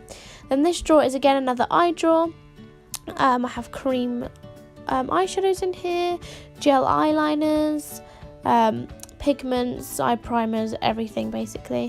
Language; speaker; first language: English; native; English